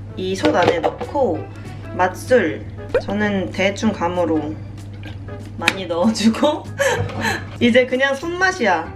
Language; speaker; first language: Korean; native; Korean